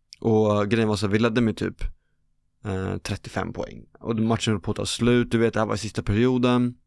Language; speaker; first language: Swedish; native; Swedish